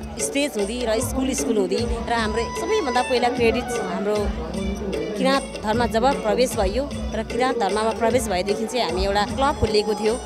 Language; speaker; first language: Nepali; non-native, local second language; Limbu